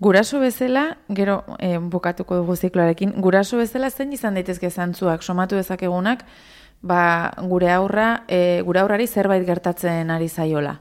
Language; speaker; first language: Basque; native; Basque